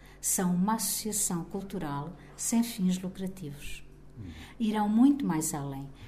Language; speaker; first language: Portuguese; native; Portuguese